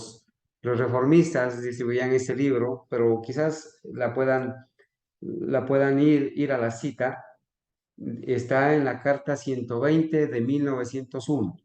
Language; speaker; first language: Spanish; native; Spanish